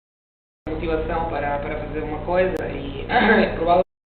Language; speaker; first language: Portuguese; non-native, learner; Italian